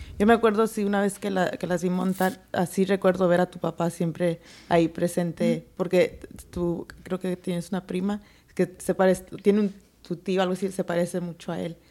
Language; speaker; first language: Spanish; early bilingual, heritage; Spanish